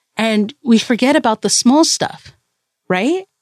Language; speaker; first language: English; early bilingual, other home language; Malayalam